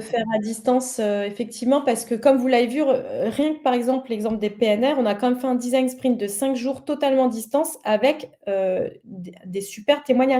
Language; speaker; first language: French; native; French